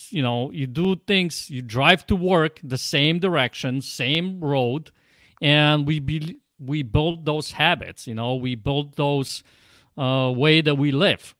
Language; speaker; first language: English; non-native, fluent; Polish